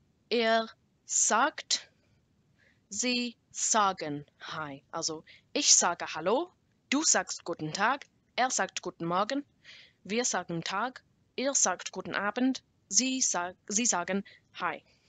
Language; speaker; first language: German; non-native, learner; English